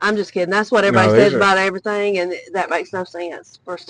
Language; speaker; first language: English; native; English